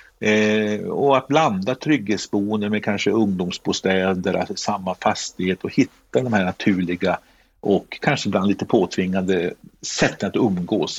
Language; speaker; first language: Swedish; native; Swedish